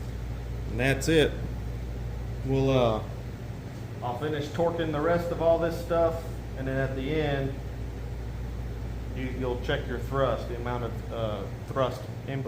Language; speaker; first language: English; native; English